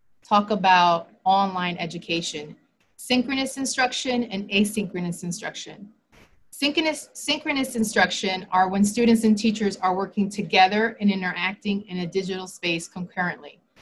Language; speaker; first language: English; native; English